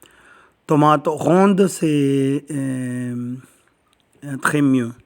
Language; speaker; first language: French; non-native, learner; Tamil